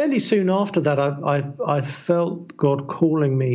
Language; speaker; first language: English; native; English